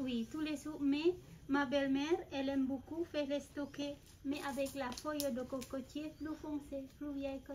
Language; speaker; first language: French; non-native, fluent; Balinese